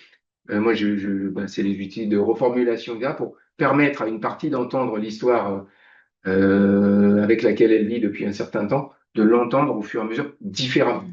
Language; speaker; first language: French; native; French